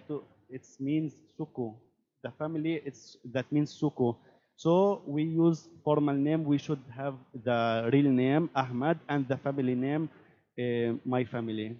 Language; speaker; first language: English; non-native, learner; Arabic